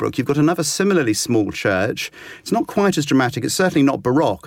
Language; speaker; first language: English; native; English